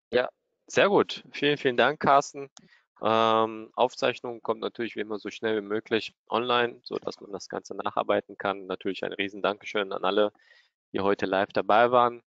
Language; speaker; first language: German; native; German